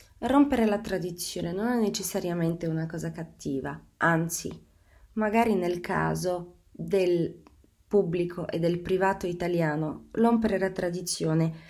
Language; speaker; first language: Italian; non-native, fluent; Bulgarian